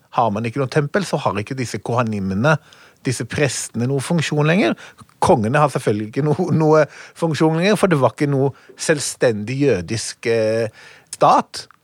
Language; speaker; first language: Norwegian; non-native, fluent; Hebrew